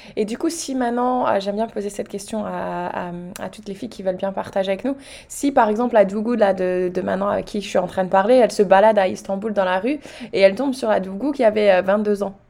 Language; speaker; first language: French; native; French